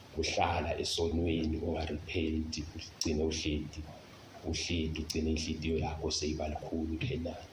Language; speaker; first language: Zulu; non-native, local second language; Swati